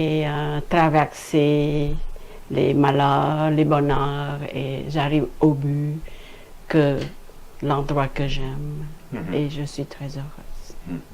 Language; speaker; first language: French; non-native, fluent; Khmer